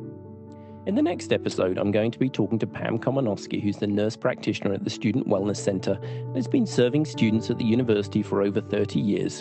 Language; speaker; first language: English; native; English